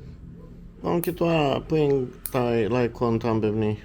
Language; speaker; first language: Thai; non-native, learner; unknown